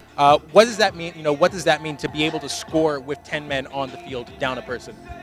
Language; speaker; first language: English; early bilingual, other home language; Spanish